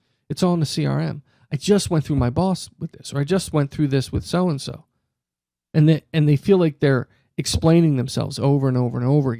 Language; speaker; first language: English; native; English